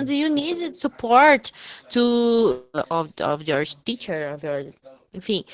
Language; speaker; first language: English; non-native, fluent; Portuguese